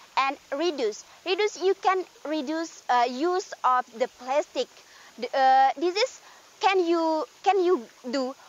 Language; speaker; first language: English; non-native, learner; Indonesian